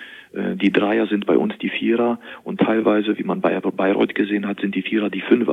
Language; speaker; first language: German; native; German